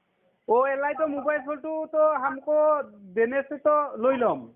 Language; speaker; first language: Hindi; non-native, local second language; Assamese